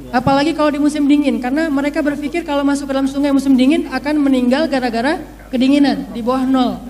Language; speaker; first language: Indonesian; native; Indonesian